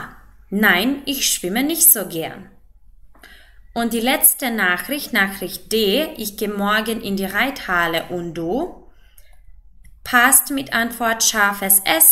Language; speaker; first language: German; non-native, fluent; Macedonian